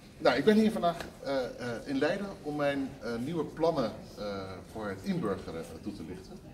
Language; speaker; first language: Dutch; native; Dutch